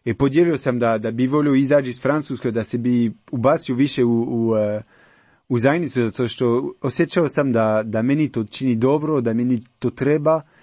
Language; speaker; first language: Croatian; non-native, learner; French